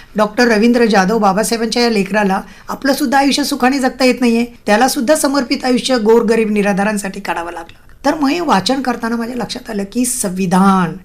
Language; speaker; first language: Marathi; native; Marathi